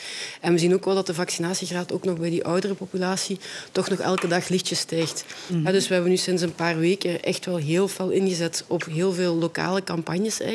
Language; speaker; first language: Dutch; native; Dutch